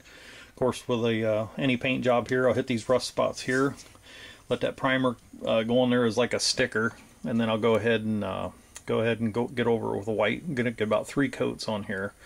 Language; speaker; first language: English; native; English